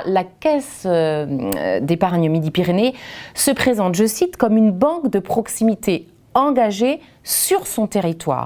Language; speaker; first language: French; native; French